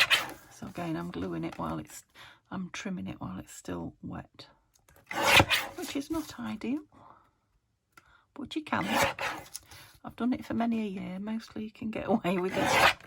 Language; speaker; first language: English; native; English